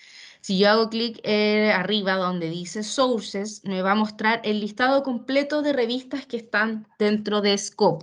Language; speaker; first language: Spanish; native; Spanish